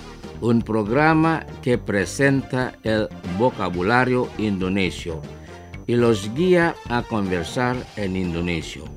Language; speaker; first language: Spanish; non-native, fluent; Indonesian